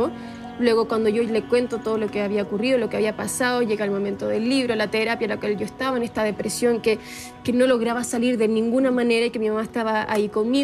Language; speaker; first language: Spanish; native; Spanish